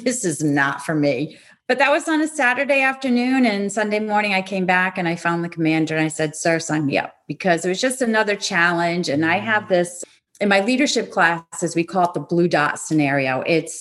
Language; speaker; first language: English; native; English